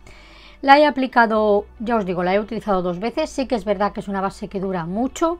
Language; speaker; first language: Spanish; native; Spanish